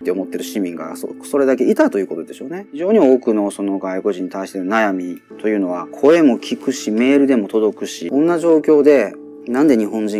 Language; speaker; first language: Japanese; native; Japanese